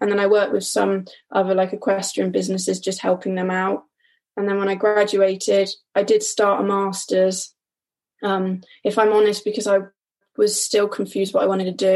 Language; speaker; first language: English; native; English